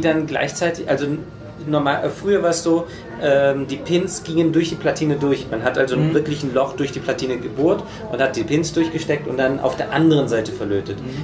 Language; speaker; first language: German; native; German